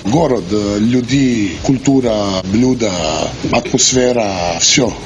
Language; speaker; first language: Russian; non-native, learner; Serbian